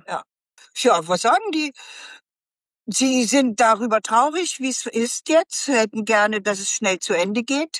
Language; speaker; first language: German; native; German